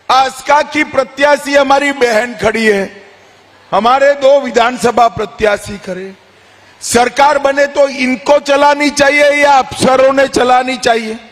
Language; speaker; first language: Hindi; non-native, local second language; Gujarati